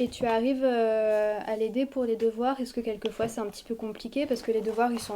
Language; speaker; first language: French; native; French